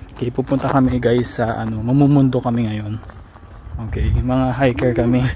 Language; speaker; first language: Filipino; native; Filipino